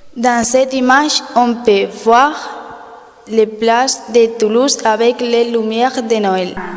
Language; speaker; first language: French; non-native, learner; Spanish